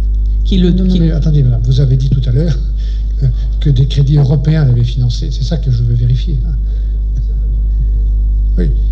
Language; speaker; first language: French; native; French